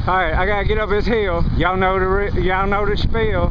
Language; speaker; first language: English; native; English